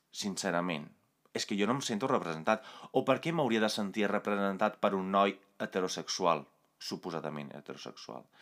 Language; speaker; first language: Catalan; non-native, fluent; Italian